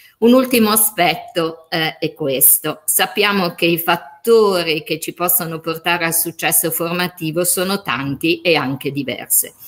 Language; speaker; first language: Italian; native; Italian